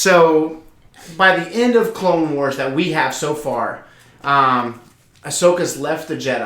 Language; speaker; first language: English; native; English